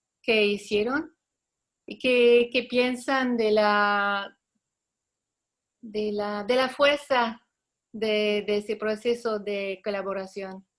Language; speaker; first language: Spanish; non-native, fluent; French